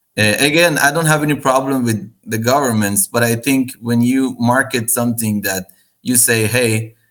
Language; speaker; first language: English; non-native, fluent; Persian